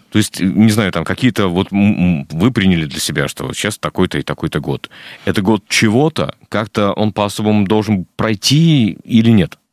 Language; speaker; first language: Russian; native; Russian